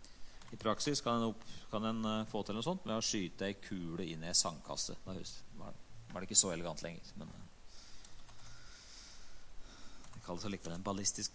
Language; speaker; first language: Norwegian; native; Norwegian